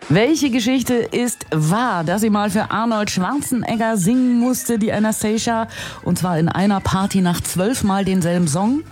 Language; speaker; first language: German; native; German